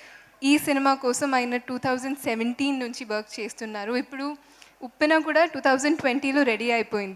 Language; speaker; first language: Telugu; non-native, fluent; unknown